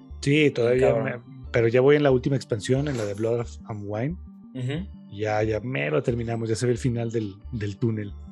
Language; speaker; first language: Spanish; native; Spanish